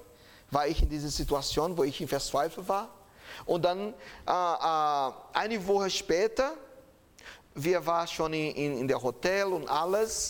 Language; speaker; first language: German; non-native, fluent; Portuguese